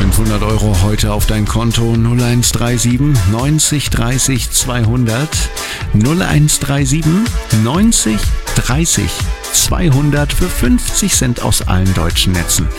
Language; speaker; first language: German; native; German